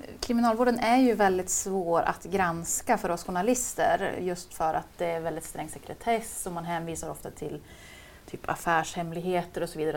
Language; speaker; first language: Swedish; native; Swedish